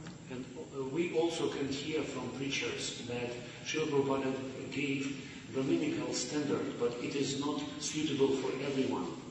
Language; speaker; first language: English; non-native, fluent; Russian